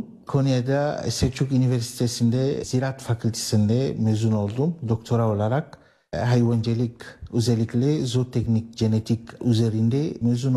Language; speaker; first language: Turkish; non-native, learner; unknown